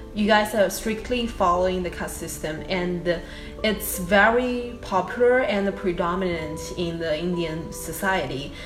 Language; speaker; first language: English; non-native, fluent; Chinese